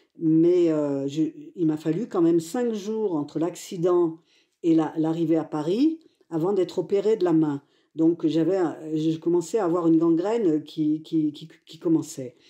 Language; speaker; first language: French; native; French